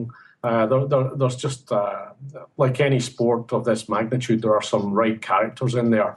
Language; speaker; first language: English; native; English